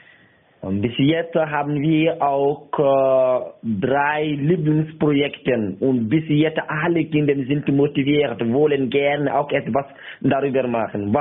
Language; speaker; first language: German; non-native, learner; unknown